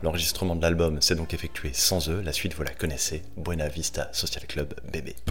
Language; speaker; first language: French; native; French